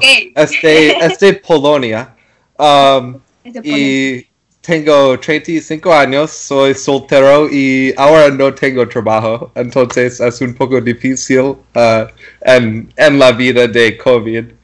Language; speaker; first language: Spanish; non-native, learner; English